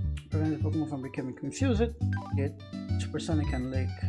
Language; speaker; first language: English; non-native, fluent; Portuguese